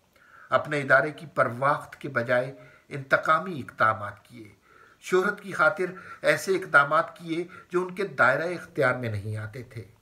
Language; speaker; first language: Urdu; native; Urdu